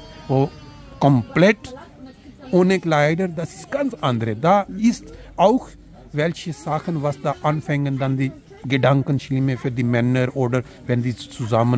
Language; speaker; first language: German; non-native, learner; Urdu